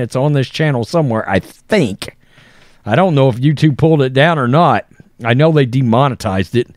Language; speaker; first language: English; native; English